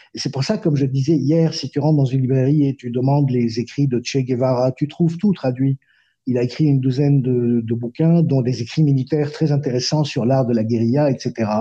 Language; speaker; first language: French; non-native, local second language; Arabic